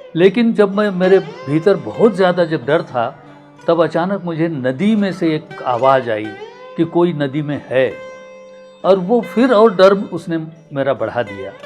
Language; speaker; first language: Hindi; non-native, local second language; Marathi